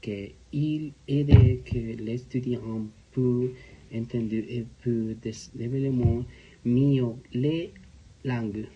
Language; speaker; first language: French; non-native, learner; Spanish